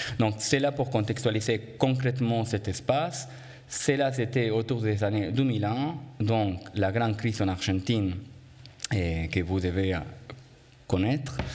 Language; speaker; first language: French; non-native, fluent; Spanish